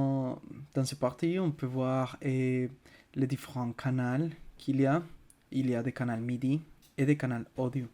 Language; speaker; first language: French; non-native, fluent; Spanish